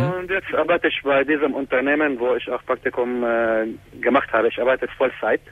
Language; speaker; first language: German; non-native, fluent; Arabic